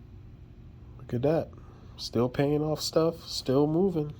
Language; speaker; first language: English; native; English